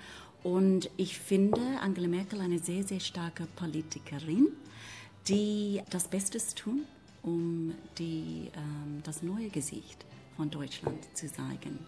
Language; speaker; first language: German; non-native, fluent; English